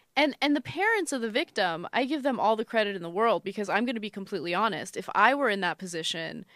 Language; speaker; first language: English; early bilingual, other home language; Armenian